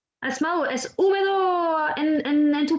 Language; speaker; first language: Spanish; non-native, fluent; French